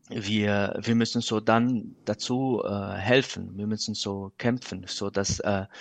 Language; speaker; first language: German; non-native, fluent; Portuguese